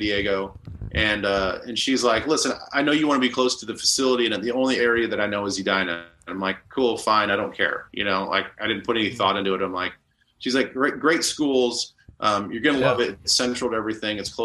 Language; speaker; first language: English; native; English